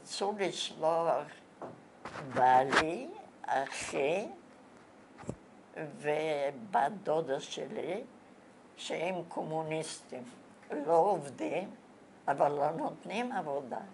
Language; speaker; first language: Hebrew; non-native, fluent; Bulgarian